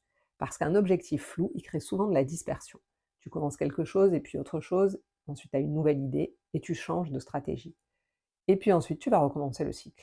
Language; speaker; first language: French; native; French